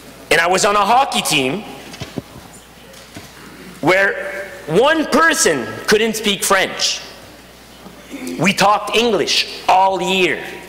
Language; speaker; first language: English; non-native, local second language; French